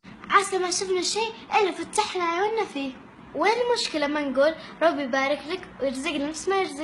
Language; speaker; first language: Arabic; native; Arabic